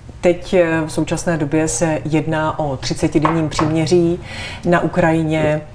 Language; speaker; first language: Czech; native; Czech